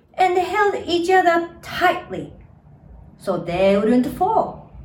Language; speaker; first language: English; non-native, fluent; Japanese